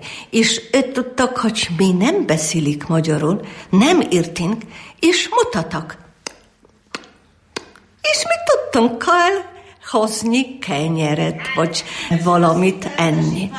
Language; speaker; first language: Hungarian; non-native, learner; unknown